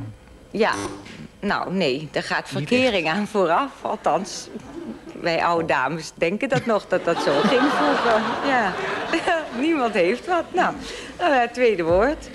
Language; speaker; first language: Dutch; native; Dutch